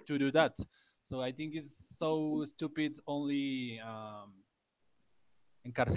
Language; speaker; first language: English; non-native, learner; Spanish